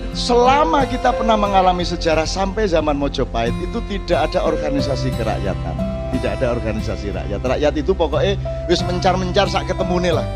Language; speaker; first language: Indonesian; non-native, local second language; Javanese